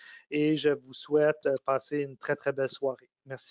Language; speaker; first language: French; native; French